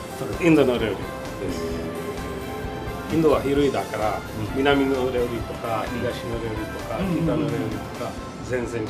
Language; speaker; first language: Japanese; non-native, fluent; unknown